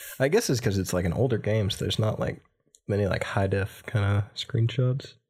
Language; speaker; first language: English; native; English